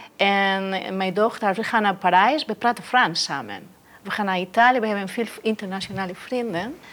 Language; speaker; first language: Dutch; non-native, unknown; Spanish